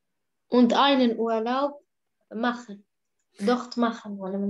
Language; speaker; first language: German; non-native, learner; Arabic